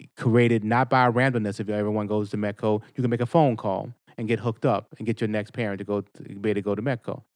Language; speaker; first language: English; native; English